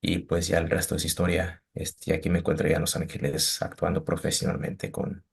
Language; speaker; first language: Spanish; early bilingual, heritage; Spanish